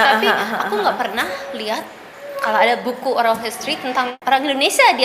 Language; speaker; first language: Indonesian; early bilingual, heritage; Indonesian